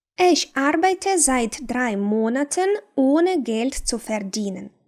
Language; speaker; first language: German; non-native, fluent; Ukrainian